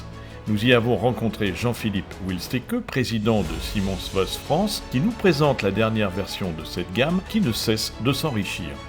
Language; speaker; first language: French; native; French